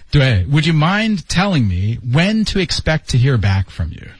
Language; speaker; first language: English; native; English